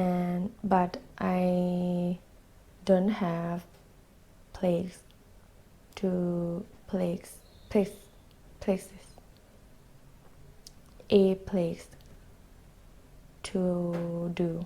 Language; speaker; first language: English; non-native, learner; Thai